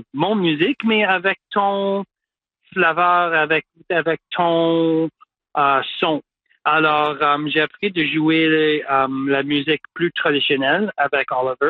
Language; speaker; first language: French; non-native, local second language; English